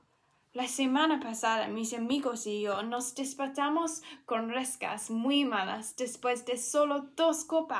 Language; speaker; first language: Spanish; non-native, learner; English